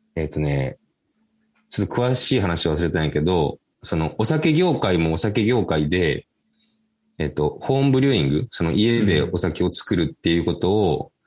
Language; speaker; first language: Japanese; native; Japanese